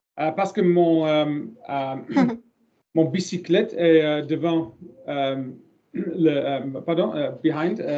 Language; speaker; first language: French; non-native, learner; German